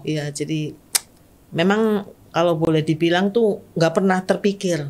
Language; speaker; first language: Indonesian; native; Indonesian